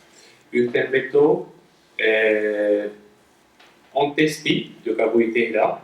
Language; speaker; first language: Finnish; non-native, fluent; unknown